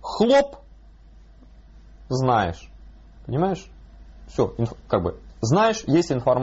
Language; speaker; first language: Russian; native; Russian